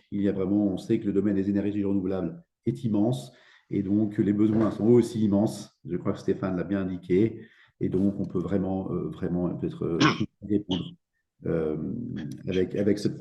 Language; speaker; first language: French; native; French